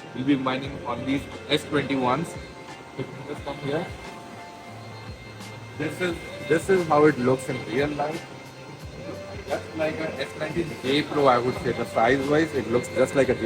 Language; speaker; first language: English; non-native, local second language; Hindi